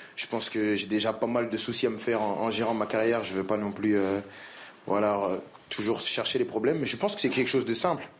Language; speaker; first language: French; native; French